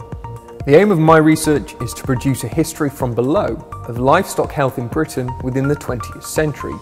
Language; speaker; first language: English; native; English